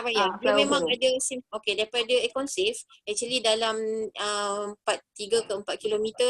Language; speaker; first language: Malay; native; Malay